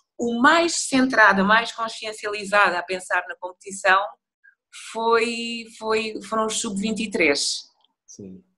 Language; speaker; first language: Portuguese; early bilingual, other home language; Upper Guinea Crioulo